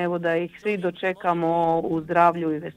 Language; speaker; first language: Croatian; native; Croatian